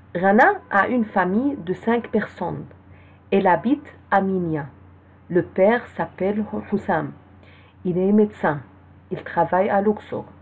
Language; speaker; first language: French; non-native, fluent; Arabic